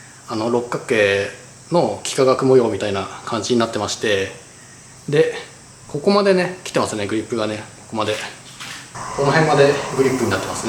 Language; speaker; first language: Japanese; native; Japanese